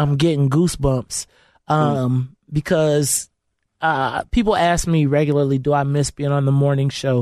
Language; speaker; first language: English; native; English